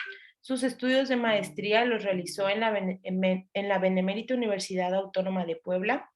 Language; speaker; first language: Spanish; native; Spanish